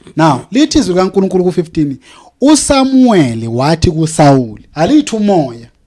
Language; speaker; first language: Zulu; native; Zulu